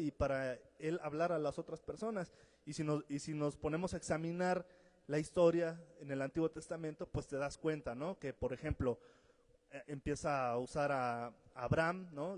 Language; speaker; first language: Spanish; native; Spanish